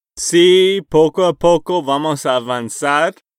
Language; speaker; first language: Spanish; non-native, fluent; English